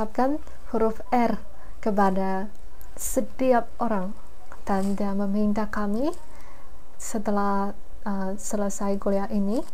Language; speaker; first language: Indonesian; non-native, fluent; Chinese